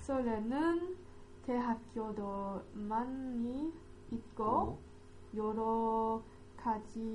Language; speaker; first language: Korean; non-native, learner; English